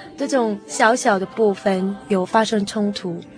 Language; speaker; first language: Chinese; non-native, fluent; Korean